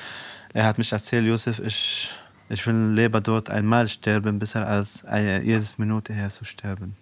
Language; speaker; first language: German; non-native, fluent; Arabic